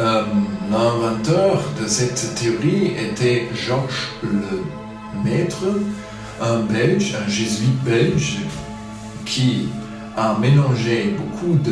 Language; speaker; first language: French; non-native, fluent; German